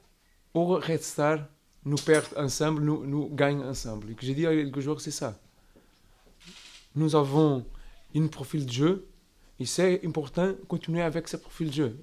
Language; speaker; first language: French; non-native, learner; Portuguese